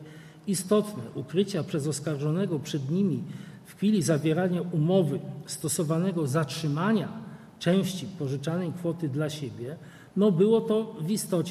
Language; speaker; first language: Polish; native; Polish